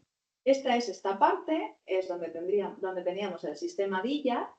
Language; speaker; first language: Spanish; native; Spanish